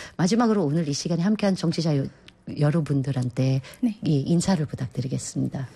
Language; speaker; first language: Korean; non-native, fluent; Filipino